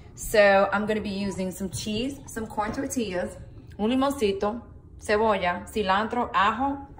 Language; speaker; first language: English; early bilingual, other home language; Spanish